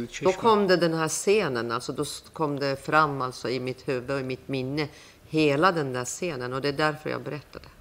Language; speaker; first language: Swedish; non-native, fluent; Persian